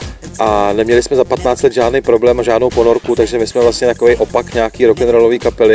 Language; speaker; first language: Czech; native; Czech